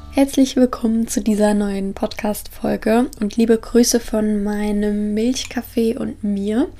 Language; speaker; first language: German; native; German